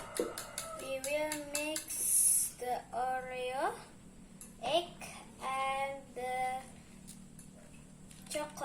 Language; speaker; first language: English; non-native, learner; Indonesian